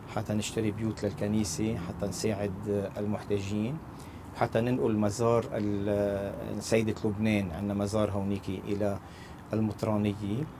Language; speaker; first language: Arabic; native; Arabic